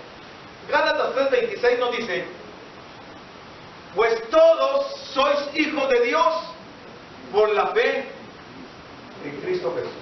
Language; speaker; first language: Spanish; native; Spanish